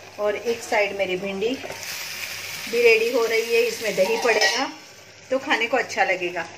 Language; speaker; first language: Hindi; native; Hindi